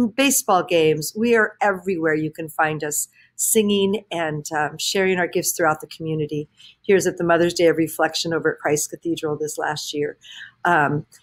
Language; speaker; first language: English; native; English